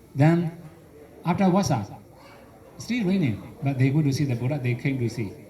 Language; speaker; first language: English; non-native, fluent; Burmese